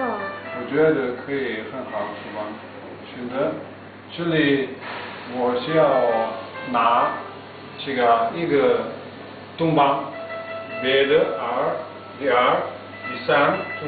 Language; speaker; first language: Chinese; non-native, learner; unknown